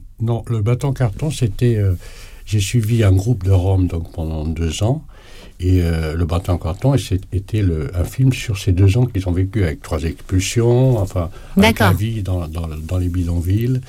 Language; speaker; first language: French; early bilingual, other home language; Portuguese